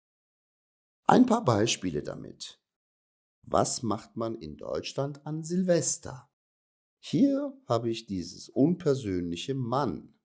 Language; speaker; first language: German; native; German